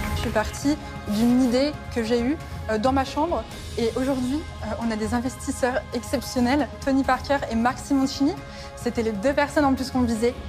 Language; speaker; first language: French; native; French